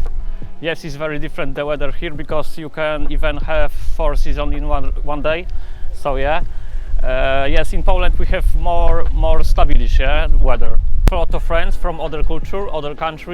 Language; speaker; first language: English; non-native, fluent; Polish